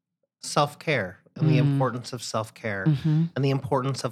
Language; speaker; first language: English; native; English